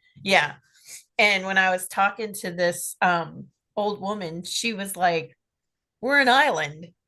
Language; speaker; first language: English; native; English